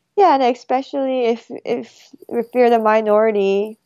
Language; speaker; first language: English; early bilingual, other home language; Korean